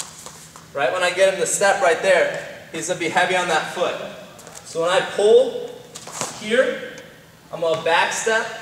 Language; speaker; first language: English; native; English